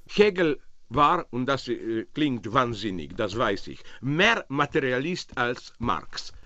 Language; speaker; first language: German; non-native, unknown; Slovenian